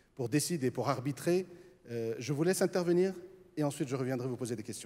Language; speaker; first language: French; non-native, local second language; Arabic